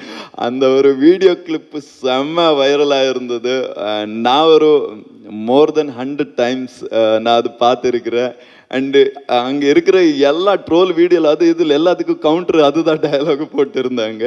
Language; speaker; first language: Tamil; non-native, fluent; Malayalam